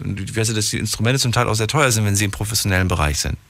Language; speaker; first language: German; native; German